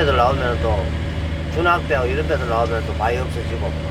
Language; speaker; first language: Korean; native; Korean